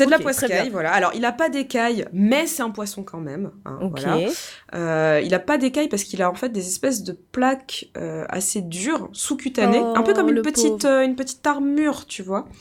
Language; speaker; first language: French; native; French